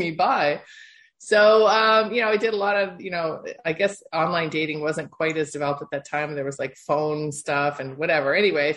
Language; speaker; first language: English; native; English